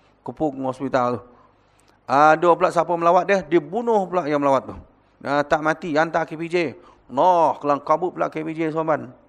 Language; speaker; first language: Malay; native; Malay